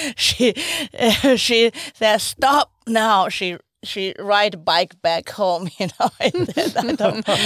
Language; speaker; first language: English; non-native, fluent; Chinese